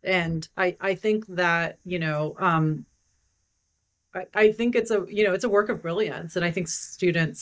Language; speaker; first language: English; native; English